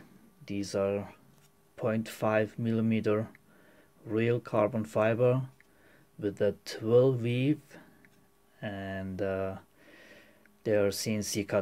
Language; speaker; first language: English; non-native, fluent; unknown